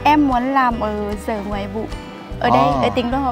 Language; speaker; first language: Vietnamese; non-native, fluent; Lao